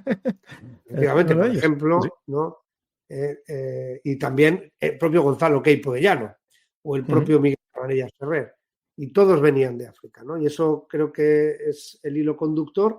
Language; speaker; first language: Spanish; native; Spanish